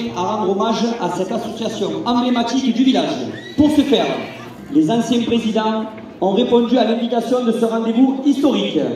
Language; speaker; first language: French; native; French